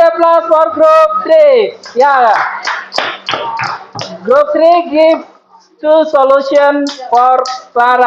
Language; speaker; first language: English; non-native, fluent; Indonesian